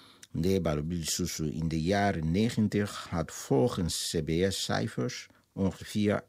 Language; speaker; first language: Dutch; non-native, fluent; Lingala